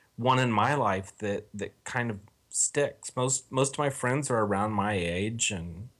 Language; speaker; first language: English; native; English